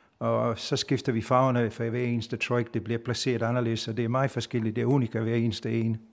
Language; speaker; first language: Danish; non-native, fluent; Italian